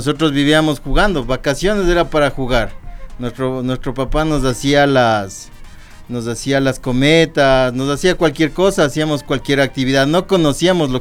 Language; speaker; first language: Spanish; native; Spanish